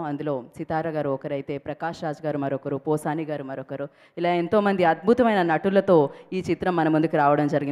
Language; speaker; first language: Telugu; native; Telugu